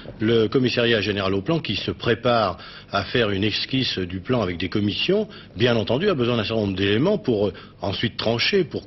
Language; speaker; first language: French; native; French